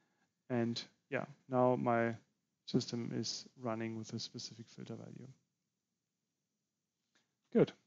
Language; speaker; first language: English; non-native, fluent; German